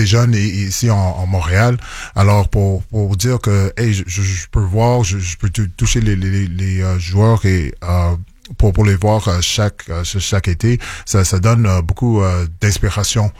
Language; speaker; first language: French; non-native, local second language; English